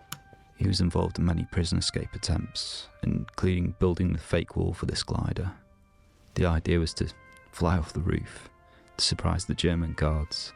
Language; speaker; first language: English; native; English